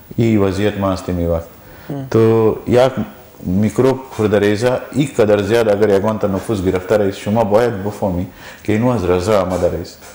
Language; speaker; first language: Persian; non-native, learner; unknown